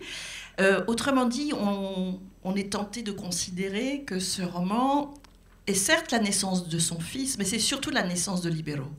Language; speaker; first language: French; native; French